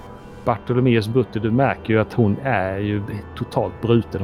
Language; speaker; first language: Swedish; native; Swedish